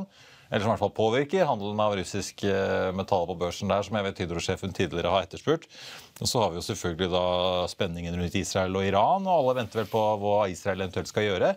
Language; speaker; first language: Norwegian; native; Norwegian